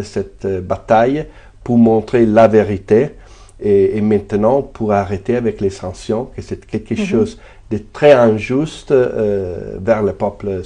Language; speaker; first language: French; non-native, fluent; Italian